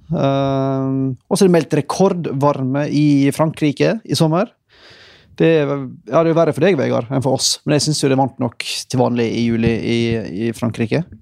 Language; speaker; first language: Norwegian; native; Norwegian